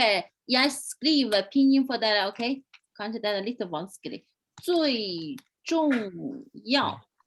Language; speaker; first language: Norwegian; non-native, fluent; Chinese